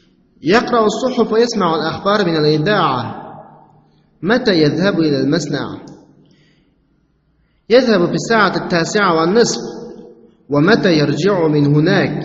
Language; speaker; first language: Arabic; non-native, fluent; Uzbek